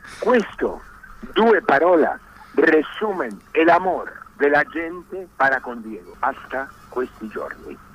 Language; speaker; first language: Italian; non-native, learner; Spanish